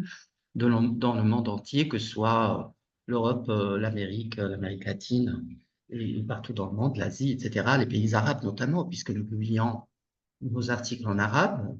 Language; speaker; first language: French; non-native, local second language; Arabic